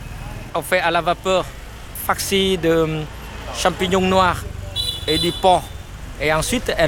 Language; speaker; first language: French; non-native, fluent; Vietnamese